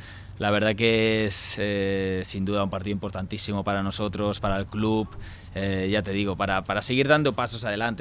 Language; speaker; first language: Spanish; native; Spanish